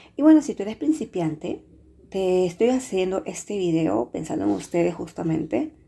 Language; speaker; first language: Spanish; native; Spanish